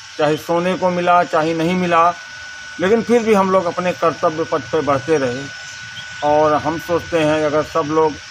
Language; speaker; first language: Hindi; native; Hindi